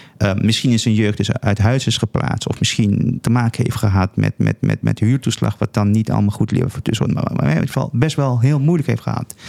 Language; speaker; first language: Dutch; native; Dutch